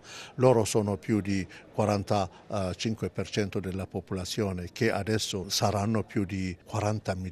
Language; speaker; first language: Italian; non-native, fluent; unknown